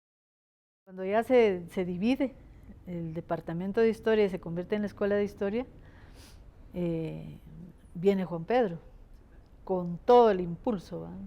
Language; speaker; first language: Spanish; native; Spanish